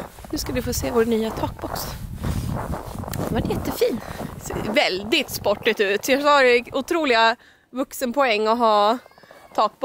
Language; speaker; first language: Swedish; native; Swedish